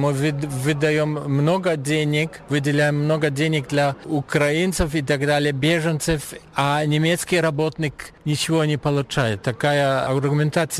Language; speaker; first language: Russian; non-native, fluent; German